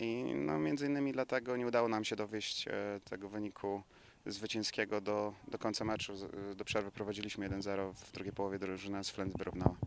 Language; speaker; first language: Polish; native; Polish